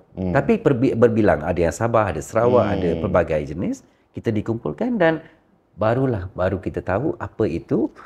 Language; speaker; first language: Malay; non-native, local second language; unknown